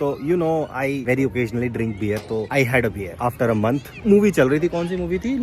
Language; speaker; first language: Hindi; native; Hindi